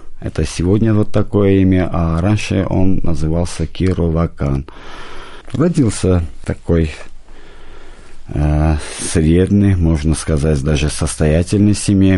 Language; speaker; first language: Russian; non-native, local second language; Armenian